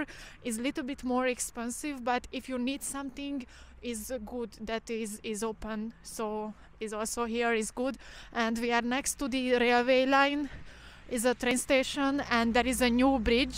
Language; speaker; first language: English; non-native, fluent; Hungarian